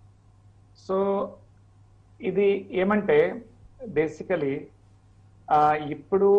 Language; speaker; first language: Telugu; non-native, learner; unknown